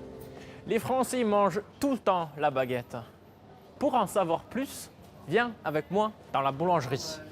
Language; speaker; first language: French; non-native, local second language; German